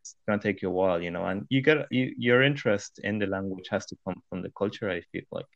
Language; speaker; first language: English; non-native, fluent; Spanish